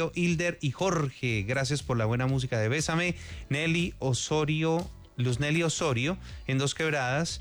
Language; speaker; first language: Spanish; native; Spanish